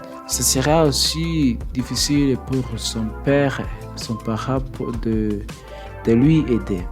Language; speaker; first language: French; non-native, learner; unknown